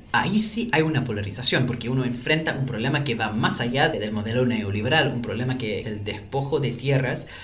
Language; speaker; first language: Spanish; non-native, fluent; English